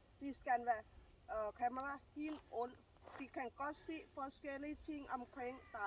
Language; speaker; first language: Danish; non-native, learner; Thai